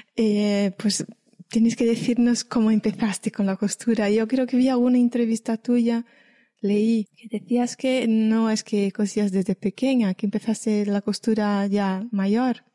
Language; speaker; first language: Spanish; native; Spanish